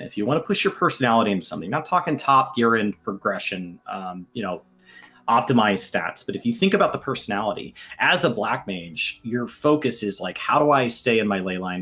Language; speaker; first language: English; native; English